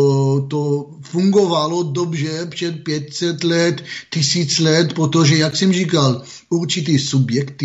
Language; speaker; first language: Czech; non-native, fluent; Hebrew